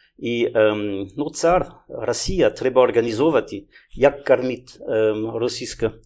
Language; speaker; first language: Ukrainian; non-native, learner; French